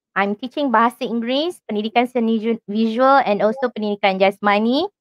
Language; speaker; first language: English; non-native, local second language; Malay